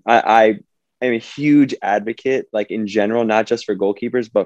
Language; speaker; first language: English; native; English